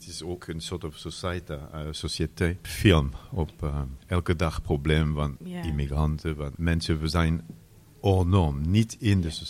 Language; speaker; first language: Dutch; non-native, learner; French